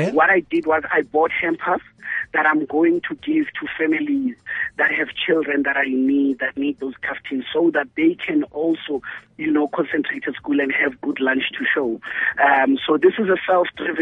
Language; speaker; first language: English; non-native, local second language; Southern Sotho